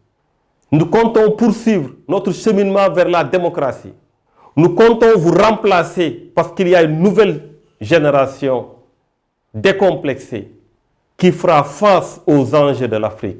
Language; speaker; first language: French; non-native, local second language; Wolof